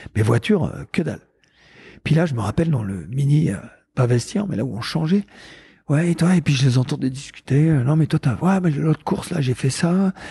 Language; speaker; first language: French; native; French